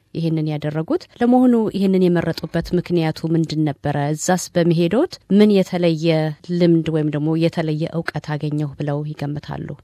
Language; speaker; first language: Amharic; native; Amharic